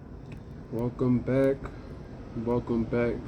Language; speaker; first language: English; native; English